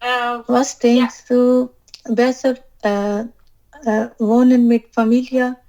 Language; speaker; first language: German; non-native, learner; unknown